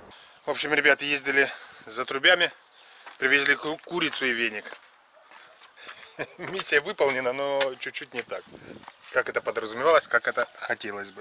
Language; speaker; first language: Russian; native; Russian